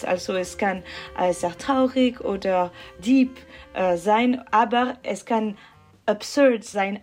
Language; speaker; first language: German; non-native, learner; French